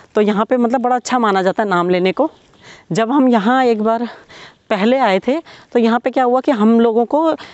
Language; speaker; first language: Hindi; native; Hindi